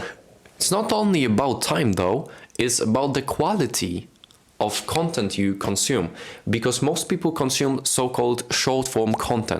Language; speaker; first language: English; non-native, fluent; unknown